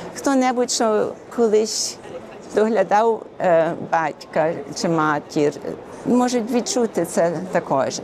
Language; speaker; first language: Ukrainian; early bilingual, heritage; Ukrainian